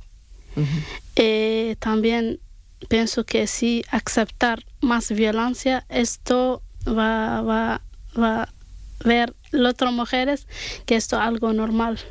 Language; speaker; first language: Spanish; non-native, learner; Arabic